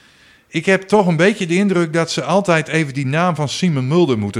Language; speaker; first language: Dutch; native; Dutch